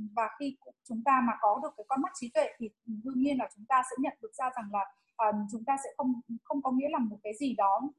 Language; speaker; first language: Vietnamese; native; Vietnamese